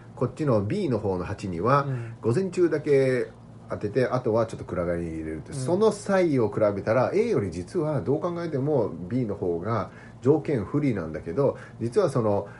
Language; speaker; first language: Japanese; native; Japanese